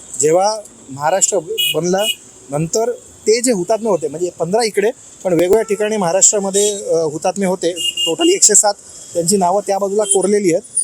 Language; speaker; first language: Marathi; native; Marathi